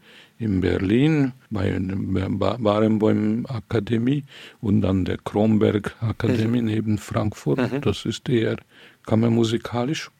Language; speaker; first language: German; non-native, fluent; Hungarian